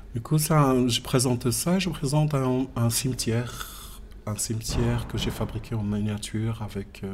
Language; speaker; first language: French; non-native, local second language; Tachelhit